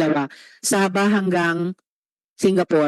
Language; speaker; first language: Filipino; native; Filipino